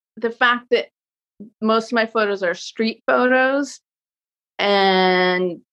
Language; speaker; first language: English; native; English